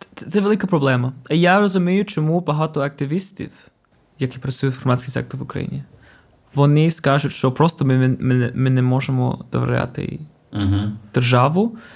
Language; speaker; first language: Ukrainian; non-native, fluent; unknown